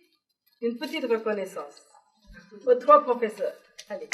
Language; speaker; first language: French; non-native, fluent; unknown